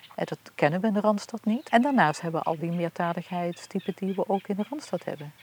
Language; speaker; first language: Dutch; native; Dutch